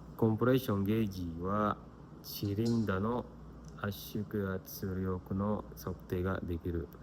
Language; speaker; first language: Japanese; non-native, learner; Indonesian